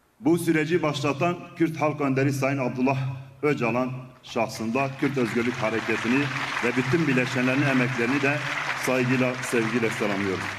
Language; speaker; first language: Turkish; non-native, local second language; Kurdish